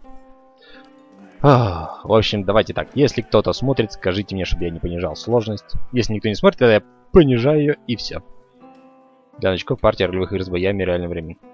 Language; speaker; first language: Russian; native; Russian